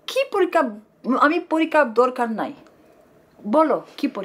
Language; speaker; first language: Bangla; non-native, learner; Romanian